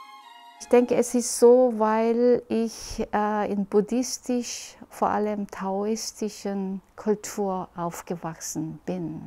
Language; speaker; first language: German; non-native, fluent; Korean